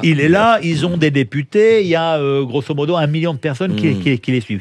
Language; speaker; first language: French; native; French